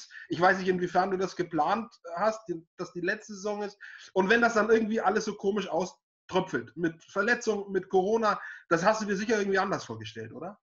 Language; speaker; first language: German; native; German